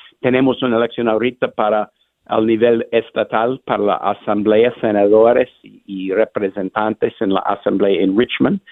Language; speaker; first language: Spanish; non-native, fluent; English